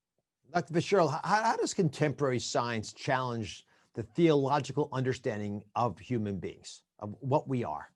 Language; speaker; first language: English; native; English